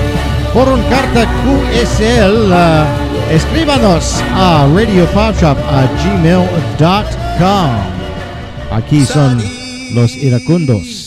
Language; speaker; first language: Spanish; non-native, learner; English